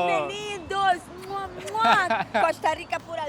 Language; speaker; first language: Spanish; non-native, learner; Portuguese